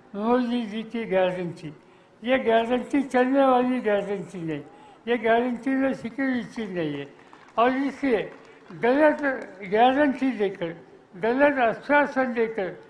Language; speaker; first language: Hindi; non-native, local second language; Marathi